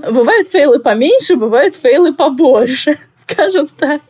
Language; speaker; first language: Russian; early bilingual, heritage; Russian